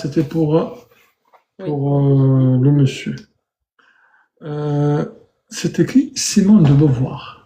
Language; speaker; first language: French; native; French